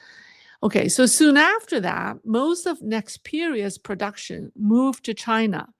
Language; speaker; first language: English; non-native, fluent; Chinese